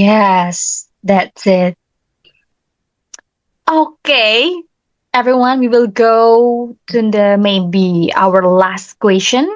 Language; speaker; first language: English; non-native, learner; Indonesian